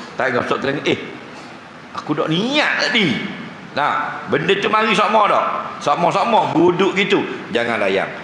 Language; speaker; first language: Malay; native; Malay